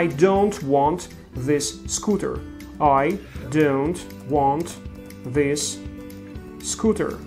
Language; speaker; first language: English; non-native, fluent; Russian